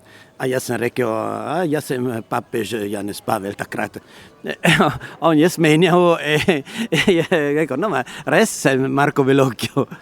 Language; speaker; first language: Slovenian; non-native, learner; Italian